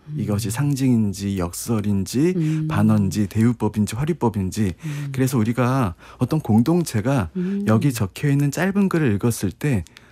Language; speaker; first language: Korean; native; Korean